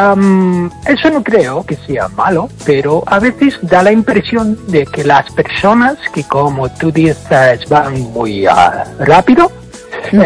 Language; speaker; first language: Spanish; non-native, fluent; English